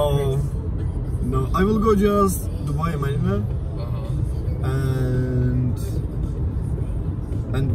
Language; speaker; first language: English; non-native, learner; Turkish